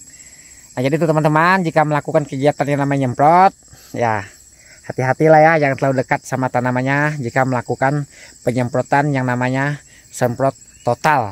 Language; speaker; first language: Indonesian; native; Indonesian